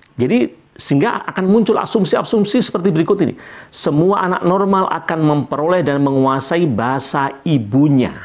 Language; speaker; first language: Indonesian; non-native, local second language; Javanese